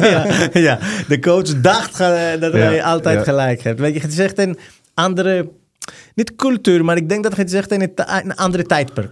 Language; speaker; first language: Dutch; non-native, fluent; Greek